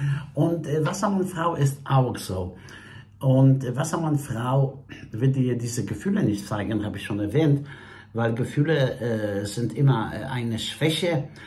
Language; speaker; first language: German; non-native, fluent; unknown